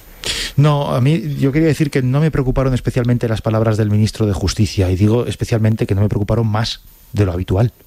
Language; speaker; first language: Spanish; native; Spanish